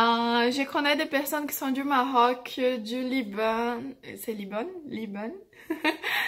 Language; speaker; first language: French; non-native, fluent; Portuguese